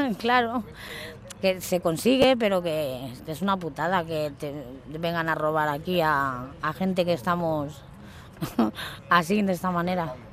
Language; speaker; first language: Spanish; native; Spanish